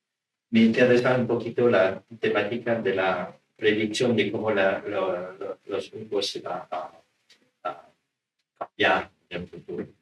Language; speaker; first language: Spanish; non-native, learner; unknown